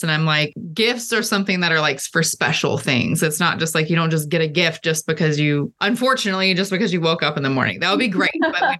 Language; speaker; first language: English; native; English